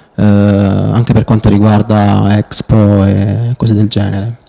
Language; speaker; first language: Italian; native; Italian